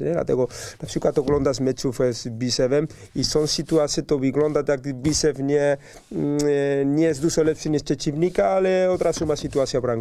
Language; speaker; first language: Polish; non-native, learner; Spanish